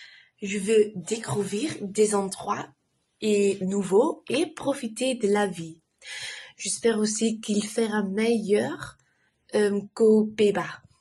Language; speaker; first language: French; non-native, learner; Dutch